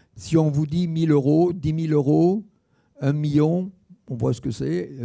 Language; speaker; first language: French; native; French